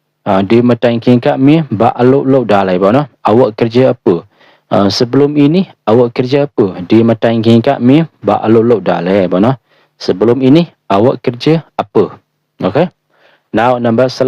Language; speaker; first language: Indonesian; non-native, fluent; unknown